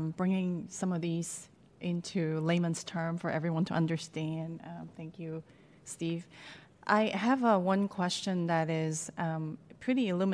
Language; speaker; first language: English; non-native, local second language; Cantonese